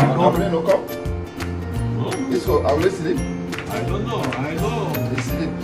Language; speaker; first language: English; non-native, learner; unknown